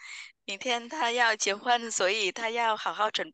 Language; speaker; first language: Chinese; non-native, fluent; Vietnamese